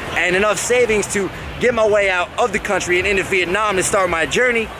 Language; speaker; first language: English; native; English